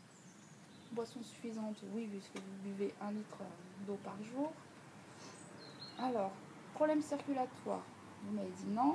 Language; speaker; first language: French; native; French